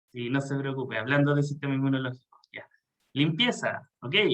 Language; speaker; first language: Spanish; native; Spanish